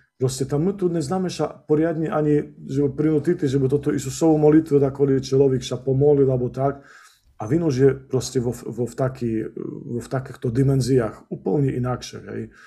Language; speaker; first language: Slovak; non-native, local second language; Rusyn